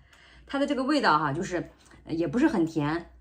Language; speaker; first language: Chinese; native; Chinese